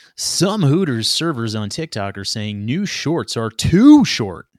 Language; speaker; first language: English; native; English